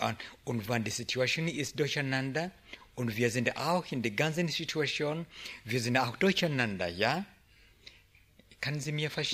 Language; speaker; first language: German; non-native, learner; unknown